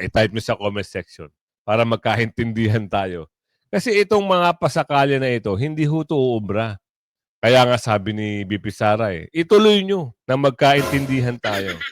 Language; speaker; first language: Filipino; non-native, local second language; Cebuano